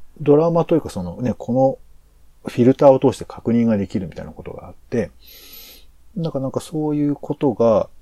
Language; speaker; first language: Japanese; native; Japanese